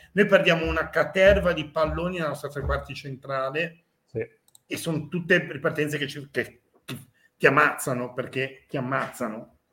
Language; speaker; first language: Italian; native; Italian